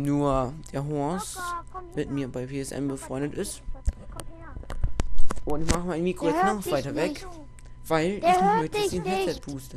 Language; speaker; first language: German; native; German